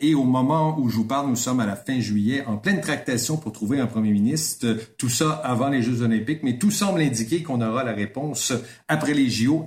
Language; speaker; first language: French; native; French